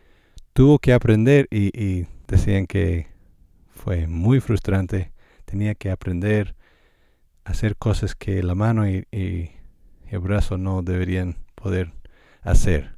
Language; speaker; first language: Spanish; non-native, fluent; English